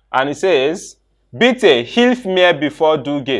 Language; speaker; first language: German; non-native, fluent; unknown